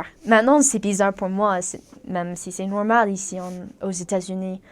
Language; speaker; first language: French; non-native, learner; English